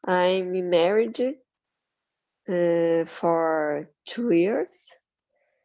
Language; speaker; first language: English; non-native, learner; Portuguese